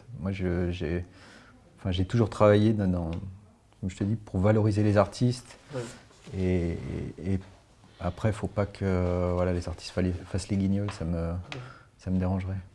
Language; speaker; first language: French; native; French